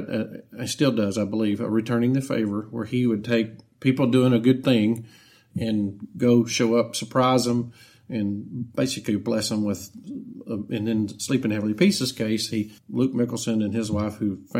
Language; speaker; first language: English; native; English